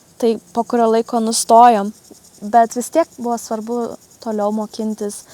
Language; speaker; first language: Lithuanian; early bilingual, heritage; Lithuanian